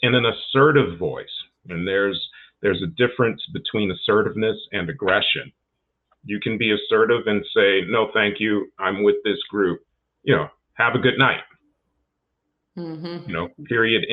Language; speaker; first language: English; native; English